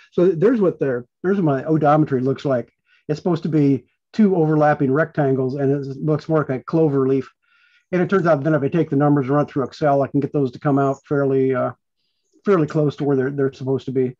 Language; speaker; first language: English; native; English